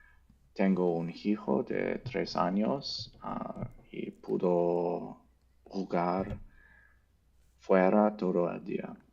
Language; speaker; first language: Spanish; non-native, learner; English